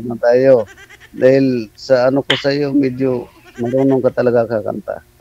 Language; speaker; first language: Filipino; non-native, local second language; Cebuano